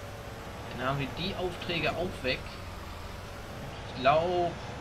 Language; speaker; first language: German; native; German